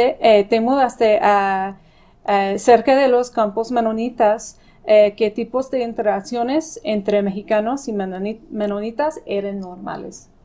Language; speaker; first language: Spanish; non-native, fluent; English